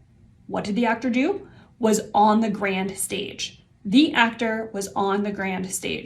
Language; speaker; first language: English; native; English